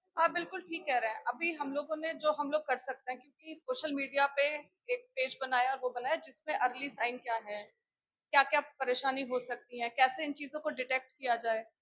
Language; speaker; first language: Hindi; native; Hindi